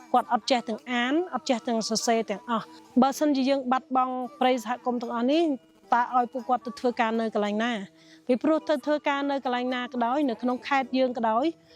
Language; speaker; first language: Khmer; non-native, local second language; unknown